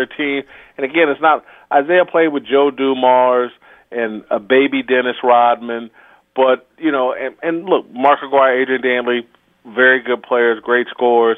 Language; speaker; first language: English; native; English